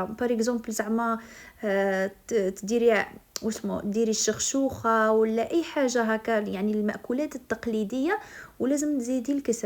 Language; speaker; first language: Arabic; native; Arabic